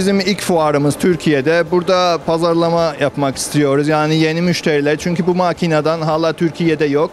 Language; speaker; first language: Turkish; non-native, learner; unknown